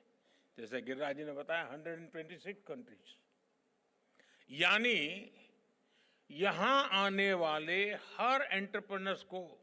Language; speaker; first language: Hindi; non-native, local second language; Gujarati